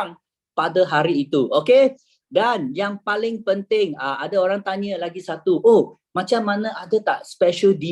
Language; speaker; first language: Malay; native; Malay